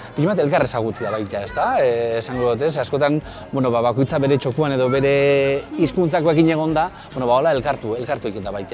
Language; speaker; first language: Basque; native; Basque